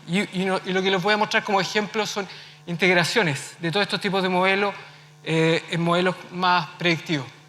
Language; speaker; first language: Spanish; native; Spanish